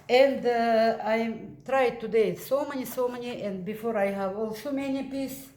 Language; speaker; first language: English; non-native, learner; Russian